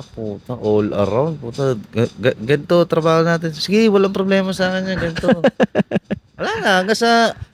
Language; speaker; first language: Filipino; native; Filipino